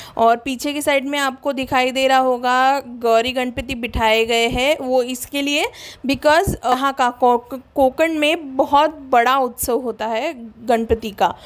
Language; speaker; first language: Hindi; non-native, local second language; Marathi